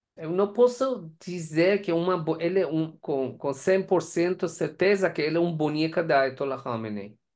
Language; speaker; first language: Portuguese; non-native, learner; Persian